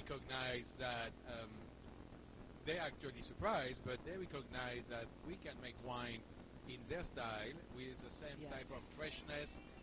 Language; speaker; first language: English; non-native, fluent; French